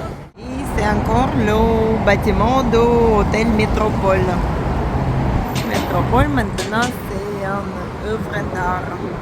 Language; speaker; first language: French; non-native, learner; Russian